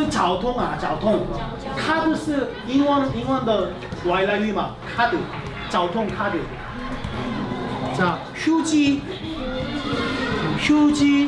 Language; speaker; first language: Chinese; non-native, fluent; Korean